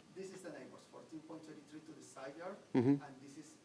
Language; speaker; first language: English; non-native, fluent; Spanish